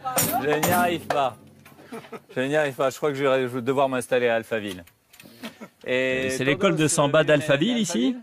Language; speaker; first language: French; native; French